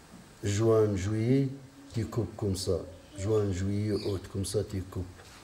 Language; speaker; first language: French; non-native, learner; Riffian